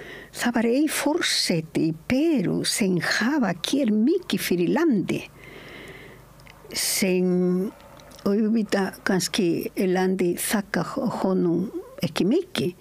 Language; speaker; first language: Icelandic; non-native, learner; Spanish